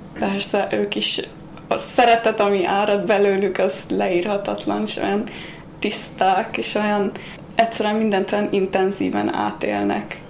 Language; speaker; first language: Hungarian; early bilingual, heritage; Hungarian